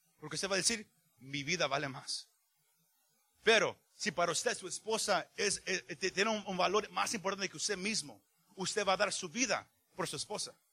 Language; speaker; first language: Spanish; early bilingual, heritage; Spanish